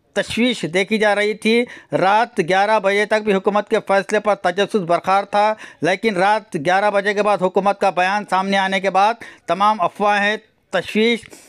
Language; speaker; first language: Hindi; non-native, local second language; Urdu